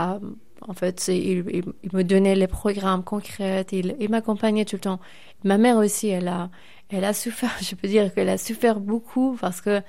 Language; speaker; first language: French; non-native, fluent; Persian